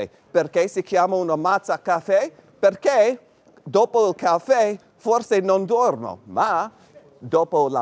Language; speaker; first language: Italian; non-native, learner; English